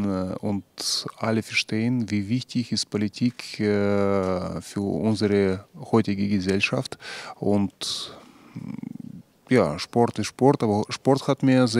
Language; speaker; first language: German; non-native, fluent; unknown